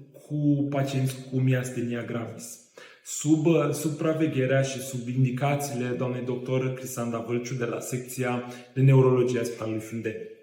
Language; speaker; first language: Romanian; native; Romanian